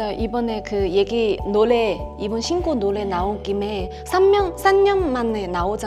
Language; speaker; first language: Korean; non-native, fluent; Chinese